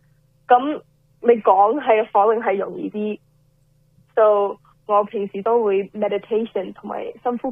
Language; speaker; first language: Cantonese; early bilingual, heritage; Cantonese